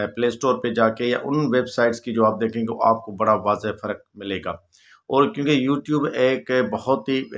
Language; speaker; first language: Urdu; non-native, local second language; Sindhi